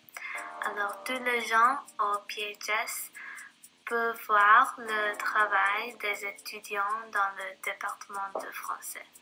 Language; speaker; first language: French; non-native, learner; English